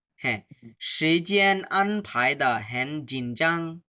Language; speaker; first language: Chinese; non-native, fluent; Bangla